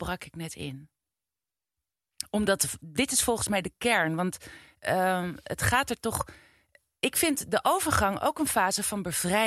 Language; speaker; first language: Dutch; native; Dutch